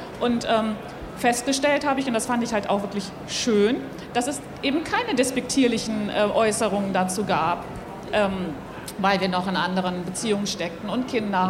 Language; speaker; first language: German; native; German